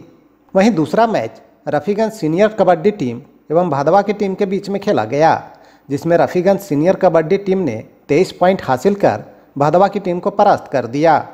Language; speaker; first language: Hindi; native; Hindi